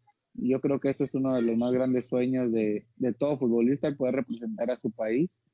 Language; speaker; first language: Spanish; native; Spanish